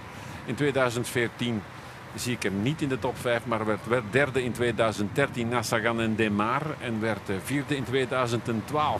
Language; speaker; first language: Dutch; native; Dutch